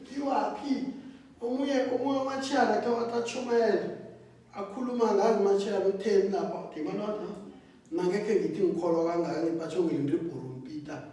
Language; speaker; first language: Zulu; non-native, local second language; South Ndebele